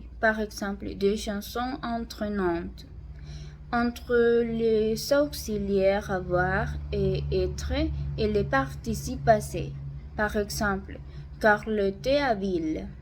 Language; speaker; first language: French; non-native, learner; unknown